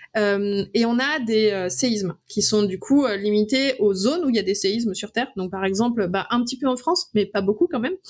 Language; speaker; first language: French; native; French